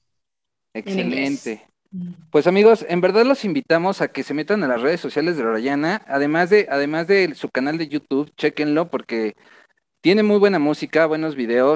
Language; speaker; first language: Spanish; native; Spanish